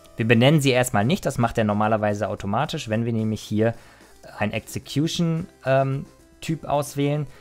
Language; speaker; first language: German; native; German